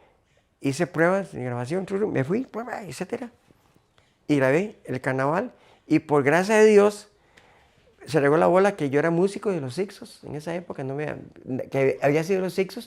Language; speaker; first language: Spanish; native; Spanish